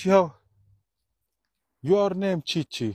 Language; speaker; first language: English; non-native, learner; Arabic